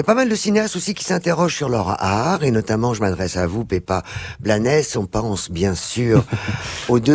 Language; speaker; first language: French; native; French